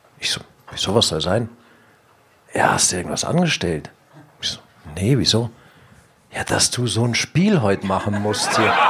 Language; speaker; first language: German; native; German